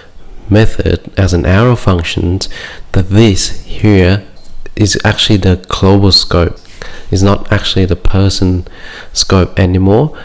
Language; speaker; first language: English; non-native, fluent; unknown